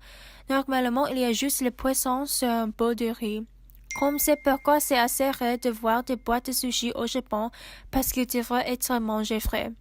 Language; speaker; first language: French; non-native, learner; English